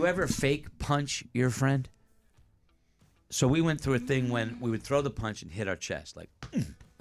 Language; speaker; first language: English; native; English